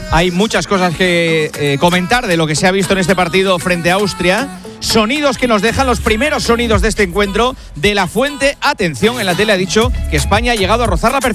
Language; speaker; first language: Spanish; native; Spanish